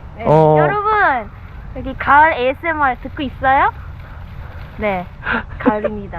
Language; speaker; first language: Korean; non-native, fluent; Filipino